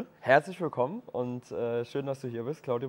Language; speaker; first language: German; native; German